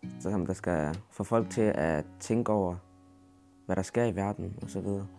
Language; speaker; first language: Danish; early bilingual, other home language; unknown